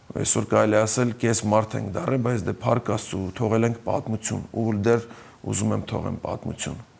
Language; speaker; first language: Armenian; early bilingual, heritage; Armenian